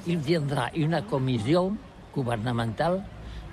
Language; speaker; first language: French; non-native, learner; Catalan